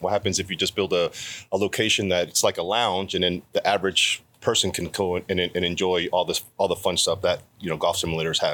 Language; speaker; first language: English; native; English